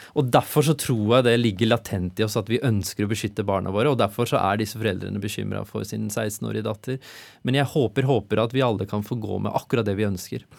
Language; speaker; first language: Norwegian; early bilingual, other home language; Urdu